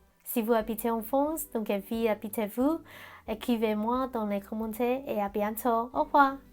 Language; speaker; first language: French; non-native, learner; Cantonese